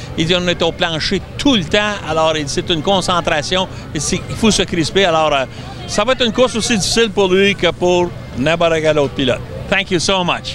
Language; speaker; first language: French; native; French